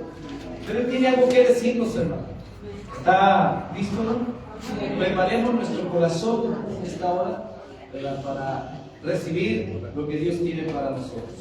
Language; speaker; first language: Spanish; native; Spanish